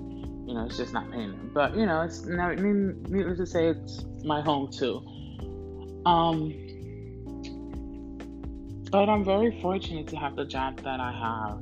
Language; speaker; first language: English; native; English